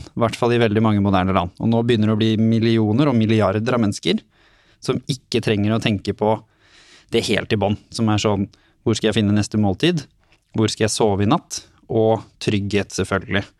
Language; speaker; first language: Norwegian; native; Norwegian